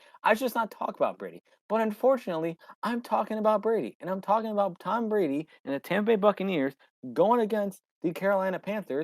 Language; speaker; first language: English; native; English